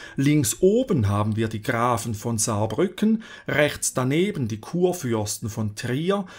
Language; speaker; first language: German; native; German